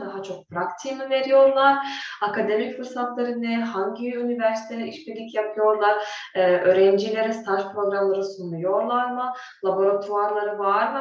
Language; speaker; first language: Turkish; non-native, fluent; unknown